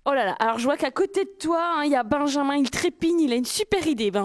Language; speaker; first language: French; native; French